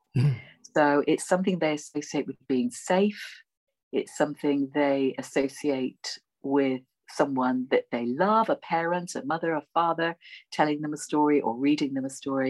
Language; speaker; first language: English; native; English